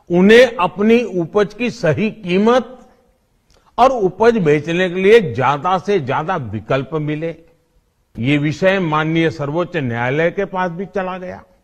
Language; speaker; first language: Hindi; non-native, local second language; Gujarati